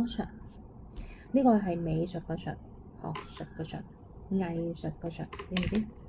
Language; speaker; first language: Chinese; non-native, local second language; Cantonese